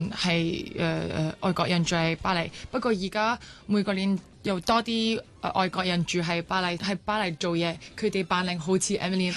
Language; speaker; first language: Cantonese; early bilingual, other home language; French